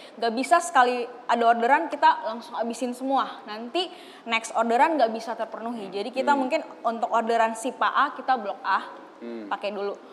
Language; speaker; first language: Indonesian; native; Indonesian